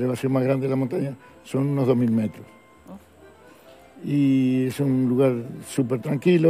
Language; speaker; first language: Spanish; native; Spanish